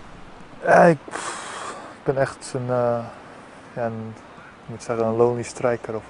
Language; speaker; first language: Dutch; early bilingual, heritage; Dutch